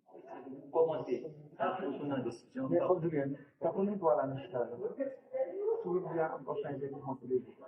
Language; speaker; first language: Spanish; non-native, learner; Haitian Creole